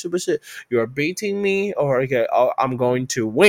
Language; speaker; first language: English; non-native, fluent; Chinese